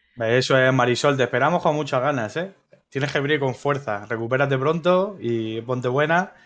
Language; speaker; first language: Spanish; native; Spanish